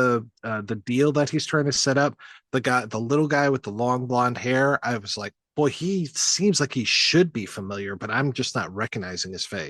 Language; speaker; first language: English; native; English